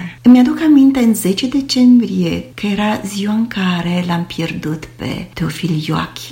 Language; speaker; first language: Romanian; native; Romanian